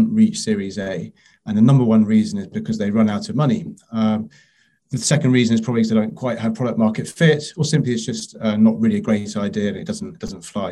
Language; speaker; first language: English; native; English